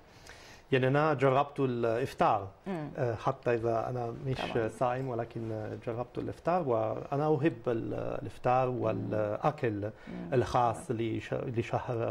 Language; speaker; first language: Arabic; non-native, fluent; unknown